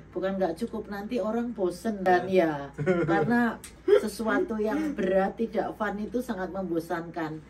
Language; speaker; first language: Indonesian; native; Indonesian